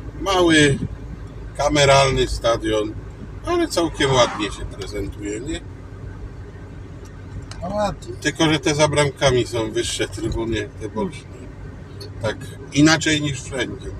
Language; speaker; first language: Polish; native; Polish